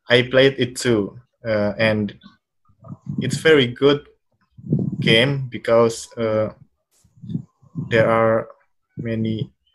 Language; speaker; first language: English; non-native, fluent; Indonesian